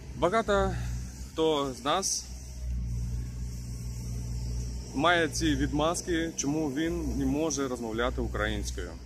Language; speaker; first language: Ukrainian; non-native, local second language; Russian